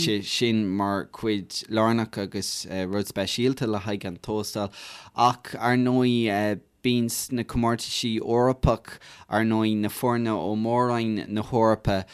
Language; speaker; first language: Irish; native; Irish